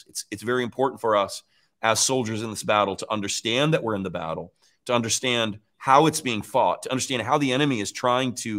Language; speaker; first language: English; native; English